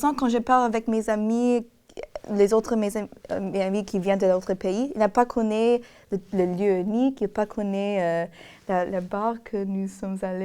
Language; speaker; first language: French; non-native, learner; English